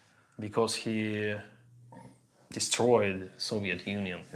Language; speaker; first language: English; non-native, learner; Russian